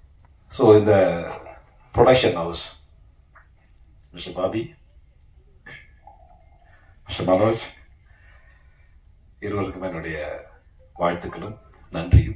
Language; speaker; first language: Tamil; native; Tamil